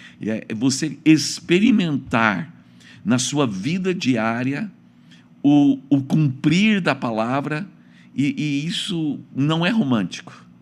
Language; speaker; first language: Portuguese; early bilingual, other home language; English